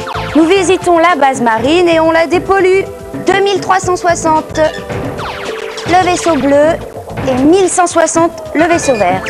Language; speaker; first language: French; native; French